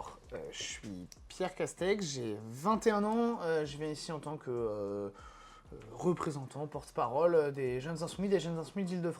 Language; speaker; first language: French; native; French